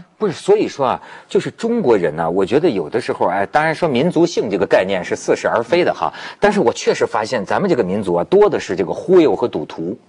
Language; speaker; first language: Chinese; native; Chinese